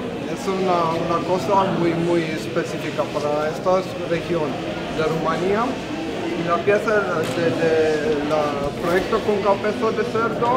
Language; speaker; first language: Spanish; non-native, learner; Romanian